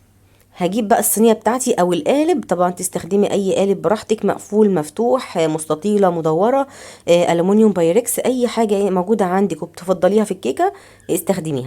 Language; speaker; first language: Arabic; native; Arabic